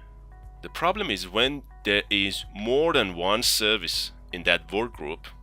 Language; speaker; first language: English; non-native, fluent; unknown